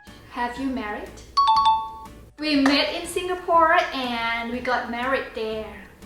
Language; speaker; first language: English; non-native, fluent; Thai